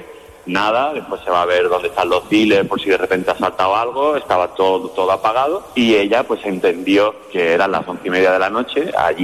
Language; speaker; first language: Spanish; native; Spanish